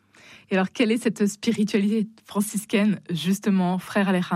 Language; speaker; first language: French; native; French